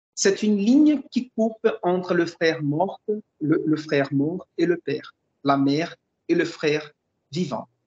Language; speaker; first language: French; non-native, fluent; Portuguese